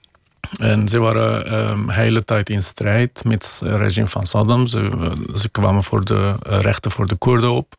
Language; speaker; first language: Dutch; non-native, fluent; Kurdish